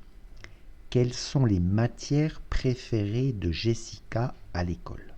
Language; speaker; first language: French; non-native, fluent; Russian